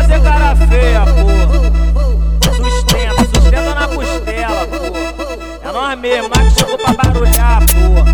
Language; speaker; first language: Portuguese; native; Portuguese